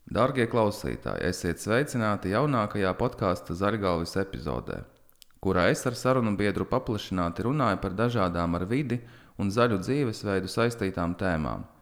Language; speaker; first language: Latvian; native; Latvian